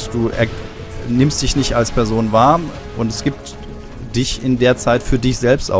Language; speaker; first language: German; native; German